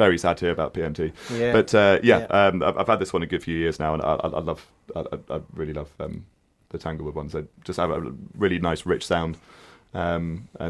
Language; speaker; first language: English; native; English